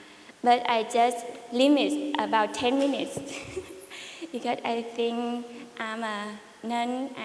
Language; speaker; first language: English; non-native, learner; Vietnamese